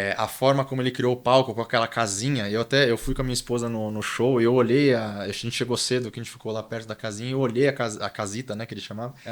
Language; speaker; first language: Portuguese; native; Portuguese